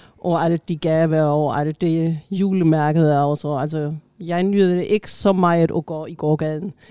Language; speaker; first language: Danish; non-native, fluent; German